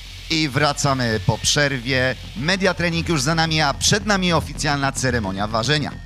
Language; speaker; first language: Polish; native; Polish